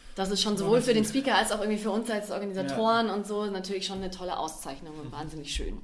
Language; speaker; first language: German; native; German